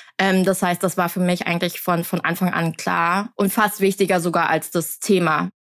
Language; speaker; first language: German; early bilingual, other home language; Vietnamese